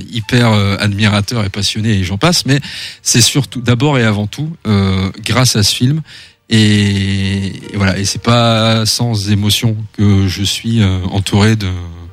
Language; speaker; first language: French; native; French